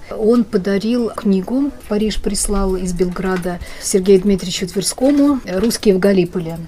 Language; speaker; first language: Russian; native; Russian